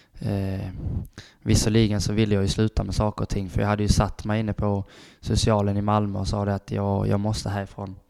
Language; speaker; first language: Swedish; native; Swedish